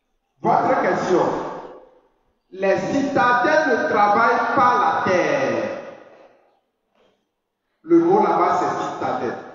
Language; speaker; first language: French; non-native, fluent; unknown